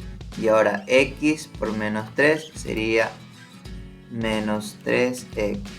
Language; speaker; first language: Spanish; native; Spanish